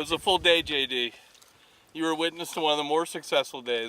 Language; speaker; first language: English; native; English